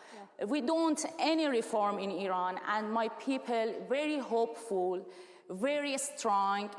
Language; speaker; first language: English; non-native, learner; Persian